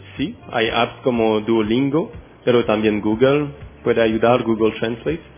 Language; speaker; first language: Spanish; non-native, fluent; French